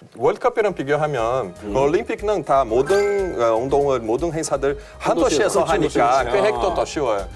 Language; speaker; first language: Korean; non-native, fluent; Portuguese